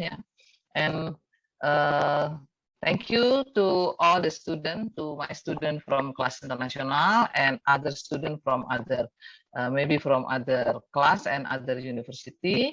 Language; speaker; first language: English; non-native, fluent; Indonesian